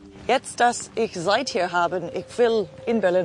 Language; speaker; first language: German; non-native, fluent; English